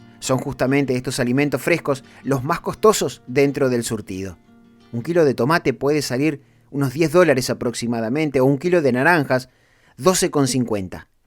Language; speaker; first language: Spanish; native; Spanish